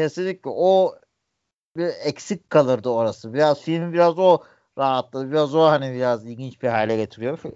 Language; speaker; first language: Turkish; native; Turkish